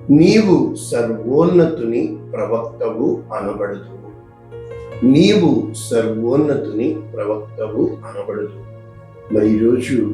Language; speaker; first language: Telugu; native; Telugu